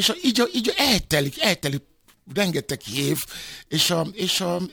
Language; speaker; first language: Hungarian; non-native, fluent; Yoruba